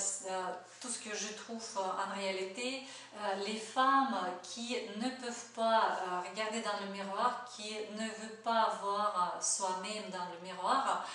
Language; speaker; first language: French; non-native, fluent; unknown